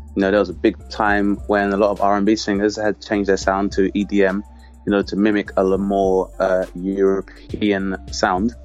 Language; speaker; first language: English; native; English